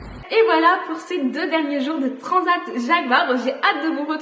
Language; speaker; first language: French; native; French